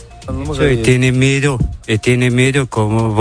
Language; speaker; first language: Spanish; non-native, learner; Arabic